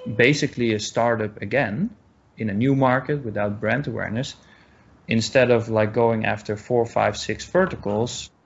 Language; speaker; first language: English; non-native, fluent; Dutch